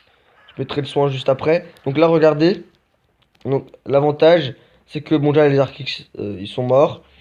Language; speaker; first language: French; native; French